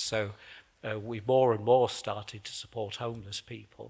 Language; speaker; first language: English; native; English